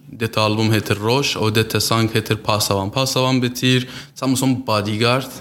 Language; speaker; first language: Norwegian; non-native, learner; Central Kurdish